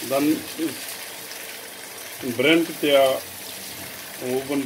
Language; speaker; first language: German; non-native, learner; Urdu